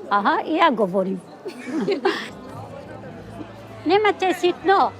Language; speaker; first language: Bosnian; non-native, learner; Arabic